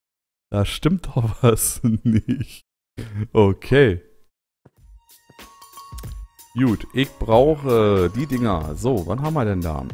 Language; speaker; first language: German; native; German